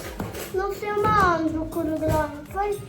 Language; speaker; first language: Italian; early bilingual, other home language; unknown